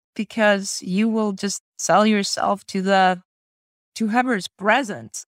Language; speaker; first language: English; non-native, fluent; Swedish